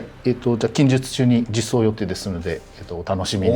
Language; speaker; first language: Japanese; native; Japanese